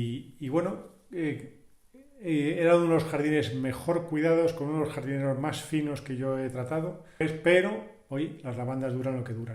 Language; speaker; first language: Spanish; native; Spanish